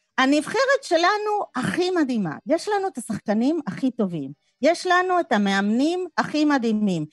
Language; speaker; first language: Hebrew; non-native, fluent; Spanish